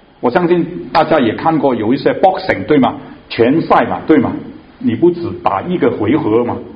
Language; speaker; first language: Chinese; non-native, local second language; Cantonese